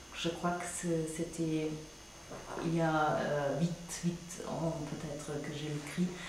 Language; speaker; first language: French; non-native, fluent; German